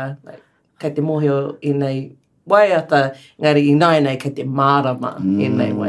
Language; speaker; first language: Māori; non-native, learner; English